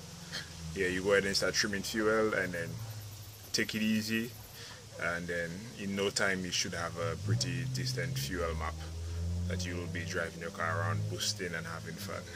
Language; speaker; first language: English; native; English